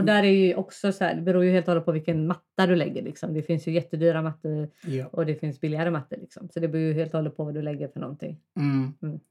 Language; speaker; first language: Swedish; native; Swedish